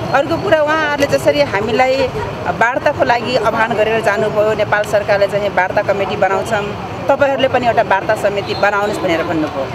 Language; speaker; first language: Nepali; non-native, local second language; Dangaura Tharu